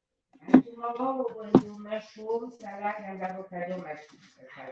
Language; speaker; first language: English; non-native, learner; French